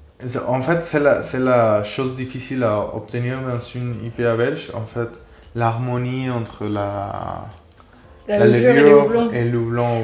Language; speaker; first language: French; non-native, fluent; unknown